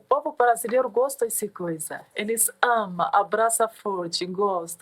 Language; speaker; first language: Portuguese; non-native, learner; Arabic